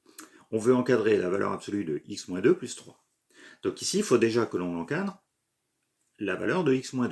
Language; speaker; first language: French; native; French